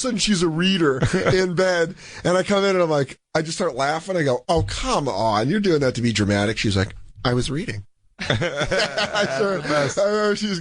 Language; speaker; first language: English; native; English